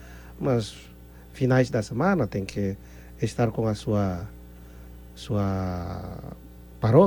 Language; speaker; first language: Portuguese; non-native, fluent; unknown